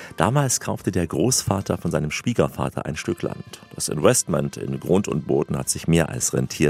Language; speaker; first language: German; native; German